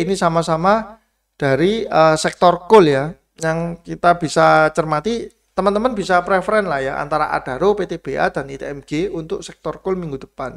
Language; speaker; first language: Indonesian; native; Indonesian